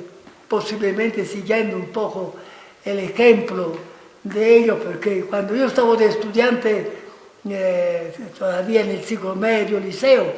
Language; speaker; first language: Spanish; non-native, fluent; Italian